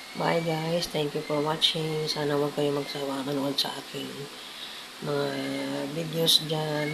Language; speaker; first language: Filipino; native; Filipino